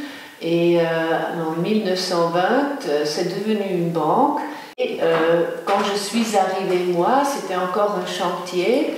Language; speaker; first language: French; non-native, local second language; German